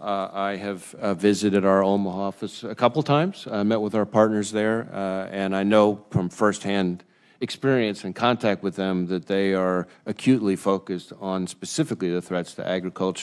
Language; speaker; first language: English; native; English